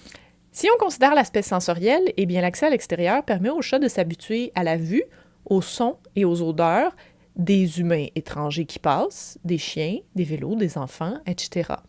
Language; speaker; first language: French; native; French